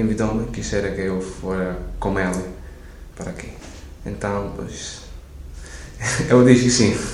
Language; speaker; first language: Portuguese; non-native, learner; Spanish